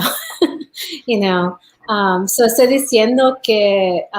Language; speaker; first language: Spanish; early bilingual, heritage; English